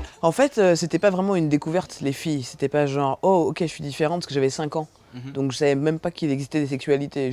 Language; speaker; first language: French; native; French